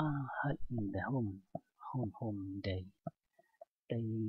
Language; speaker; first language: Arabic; non-native, learner; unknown